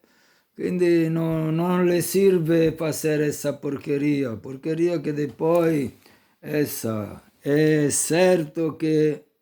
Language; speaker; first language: Portuguese; non-native, fluent; Italian